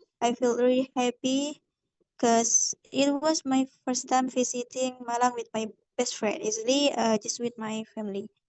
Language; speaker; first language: English; non-native, learner; Indonesian